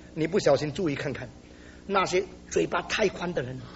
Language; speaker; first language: Chinese; native; Chinese